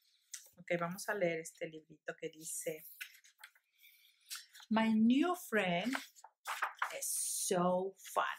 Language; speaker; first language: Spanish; early bilingual, heritage; Spanish